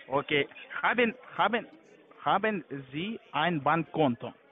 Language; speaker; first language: German; non-native, learner; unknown